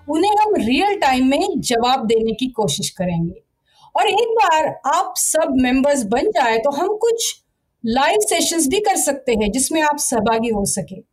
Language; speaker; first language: Hindi; non-native, local second language; Marathi